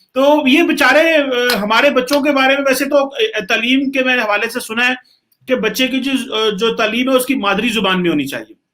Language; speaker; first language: Urdu; non-native, local second language; Punjabi